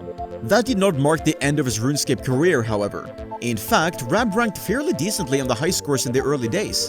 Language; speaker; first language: English; native; English